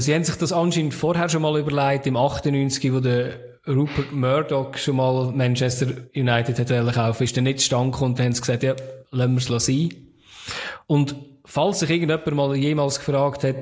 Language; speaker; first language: German; native; German